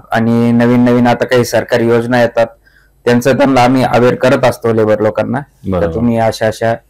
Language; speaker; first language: Marathi; native; Marathi